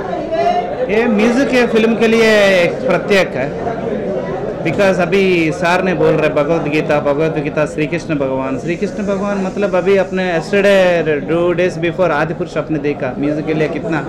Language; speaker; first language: Hindi; non-native, local second language; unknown